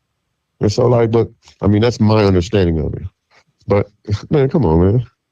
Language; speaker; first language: English; native; English